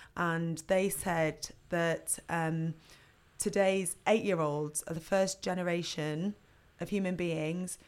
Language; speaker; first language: English; native; English